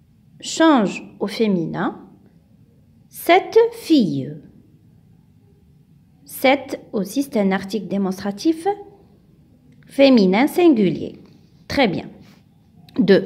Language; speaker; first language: French; non-native, local second language; Arabic